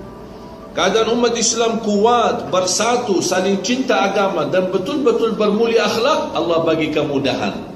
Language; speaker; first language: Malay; non-native, fluent; Arabic